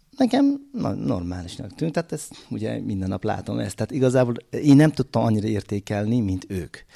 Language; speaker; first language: Hungarian; non-native, fluent; Uzbek